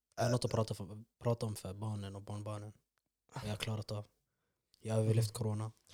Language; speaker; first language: Swedish; early bilingual, other home language; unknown